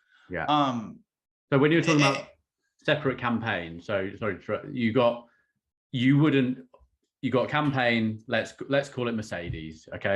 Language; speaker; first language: English; native; English